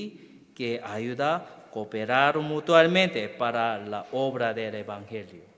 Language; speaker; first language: Spanish; non-native, learner; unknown